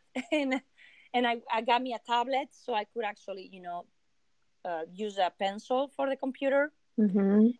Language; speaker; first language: English; non-native, fluent; Spanish